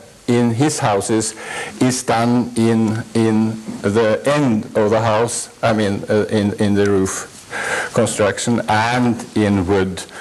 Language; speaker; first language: English; non-native, fluent; Norwegian